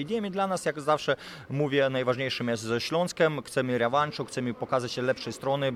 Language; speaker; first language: Polish; non-native, fluent; Lithuanian